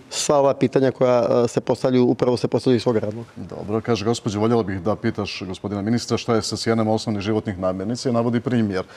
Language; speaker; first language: Bosnian; native; Bosnian